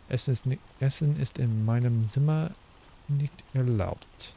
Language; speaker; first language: German; non-native, learner; English